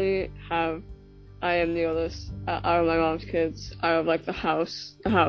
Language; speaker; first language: English; native; English